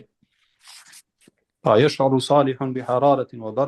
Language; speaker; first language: Arabic; non-native, fluent; Albanian